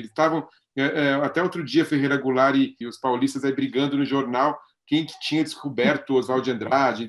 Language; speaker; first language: Portuguese; native; Portuguese